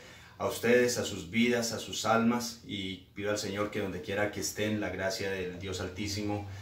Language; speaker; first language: Spanish; native; Spanish